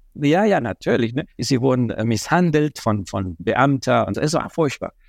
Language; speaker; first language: German; non-native, fluent; Spanish